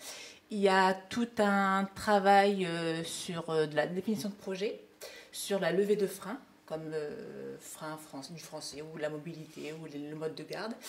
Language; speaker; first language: French; native; French